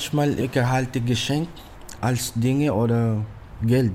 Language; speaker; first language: German; non-native, learner; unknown